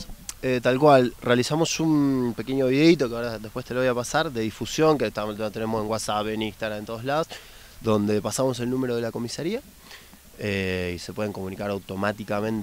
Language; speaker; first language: Spanish; native; Spanish